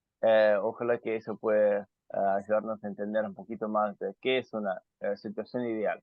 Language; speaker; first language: Spanish; non-native, fluent; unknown